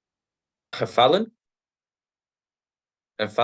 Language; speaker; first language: Dutch; non-native, learner; Portuguese